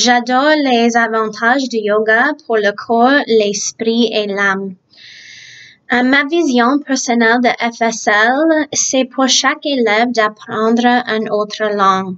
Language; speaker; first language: French; early bilingual, other home language; Czech